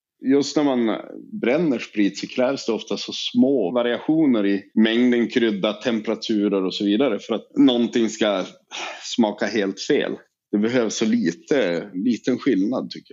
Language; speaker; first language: Swedish; native; Swedish